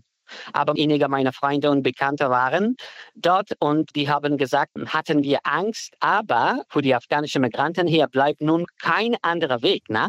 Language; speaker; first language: German; non-native, learner; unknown